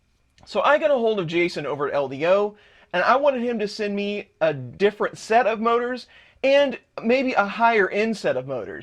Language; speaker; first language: English; native; English